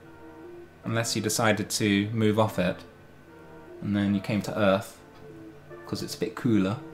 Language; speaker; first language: English; native; English